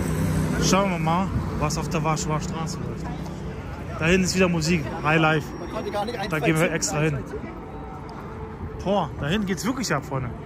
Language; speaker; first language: German; native; German